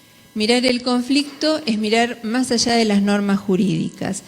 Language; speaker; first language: Spanish; native; Spanish